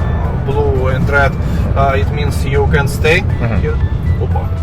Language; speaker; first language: English; non-native, learner; Russian